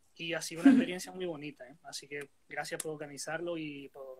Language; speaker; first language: Spanish; native; Spanish